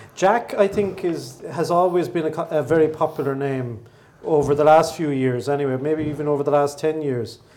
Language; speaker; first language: English; native; English